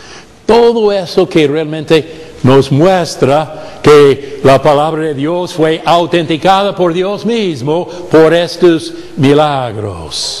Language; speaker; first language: Spanish; non-native, fluent; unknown